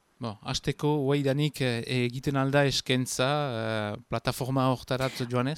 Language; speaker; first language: Basque; native; Basque